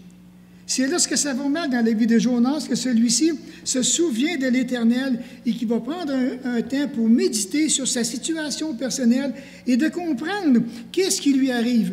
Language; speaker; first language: French; native; French